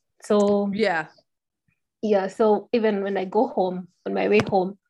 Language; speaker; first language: English; non-native, local second language; Kikuyu